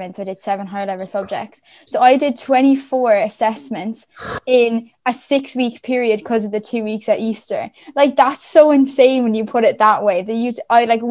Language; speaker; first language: English; native; English